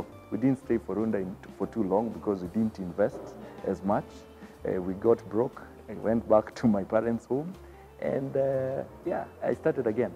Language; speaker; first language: English; non-native, local second language; Kamba